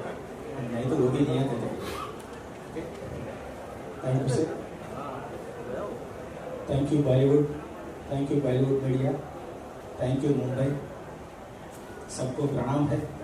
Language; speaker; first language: Hindi; non-native, local second language; Telugu